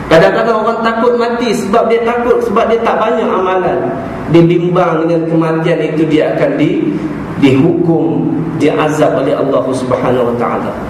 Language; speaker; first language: Malay; native; Malay